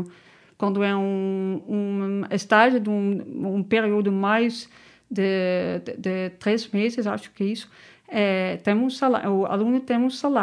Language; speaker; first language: Portuguese; non-native, learner; Dutch